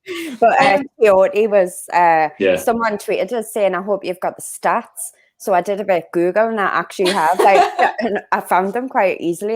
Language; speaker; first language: English; native; English